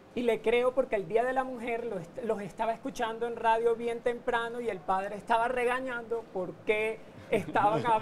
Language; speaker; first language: Spanish; native; Spanish